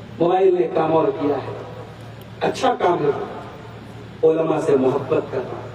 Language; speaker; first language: Urdu; native; Urdu